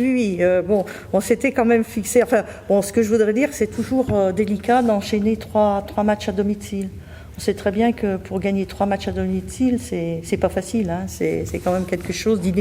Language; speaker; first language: French; native; French